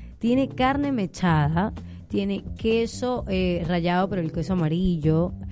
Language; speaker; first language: Spanish; native; Spanish